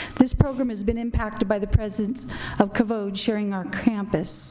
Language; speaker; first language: English; native; English